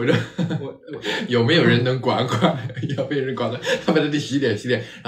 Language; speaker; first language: Chinese; native; Chinese